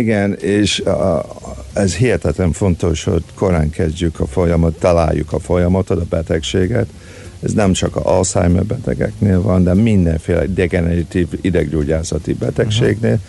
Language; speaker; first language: Hungarian; early bilingual, heritage; Hungarian